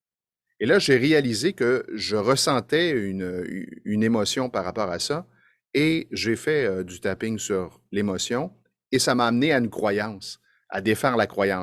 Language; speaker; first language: French; native; French